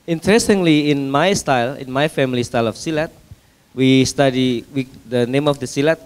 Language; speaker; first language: English; non-native, fluent; Indonesian